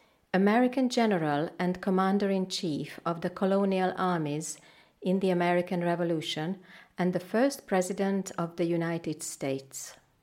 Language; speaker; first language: English; non-native, fluent; Hungarian